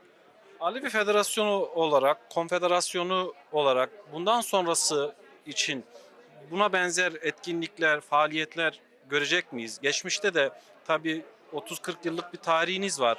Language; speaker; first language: Turkish; native; Turkish